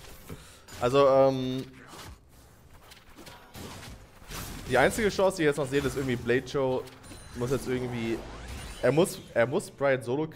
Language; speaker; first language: German; native; German